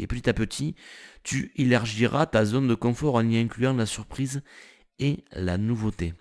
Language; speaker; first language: French; native; French